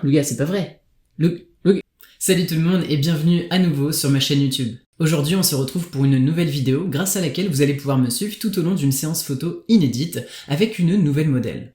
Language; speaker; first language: French; native; French